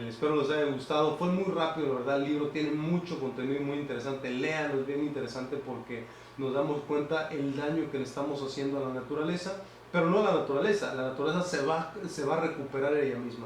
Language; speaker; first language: Spanish; native; Spanish